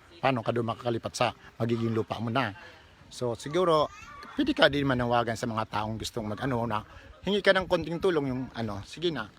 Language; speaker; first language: Filipino; non-native, local second language; Bikol